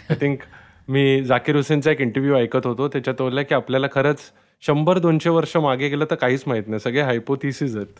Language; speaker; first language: Marathi; native; Marathi